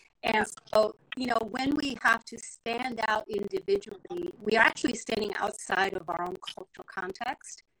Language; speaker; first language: English; non-native, fluent; Spanish